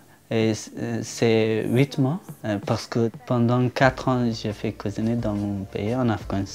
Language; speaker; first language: French; non-native, learner; Persian